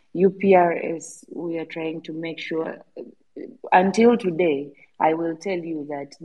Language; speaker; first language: English; non-native, local second language; Ganda